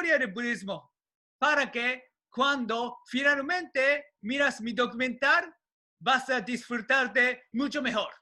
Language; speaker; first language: Spanish; non-native, learner; Japanese